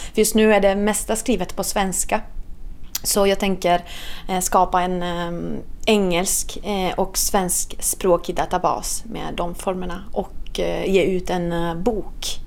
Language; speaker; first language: Swedish; non-native, fluent; Italian